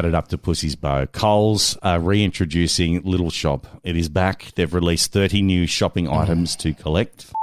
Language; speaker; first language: English; native; English